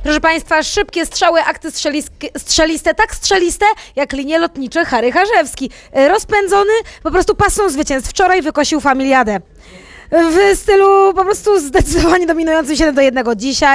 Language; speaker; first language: Polish; native; Polish